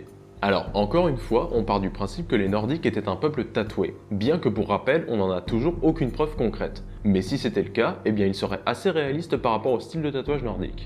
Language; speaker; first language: French; native; French